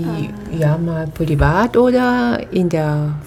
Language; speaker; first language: German; non-native, fluent; Japanese